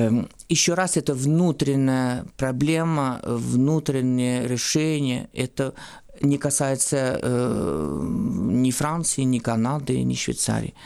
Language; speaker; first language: Russian; non-native, fluent; French